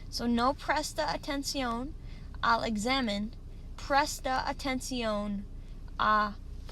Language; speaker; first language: Spanish; non-native, learner; English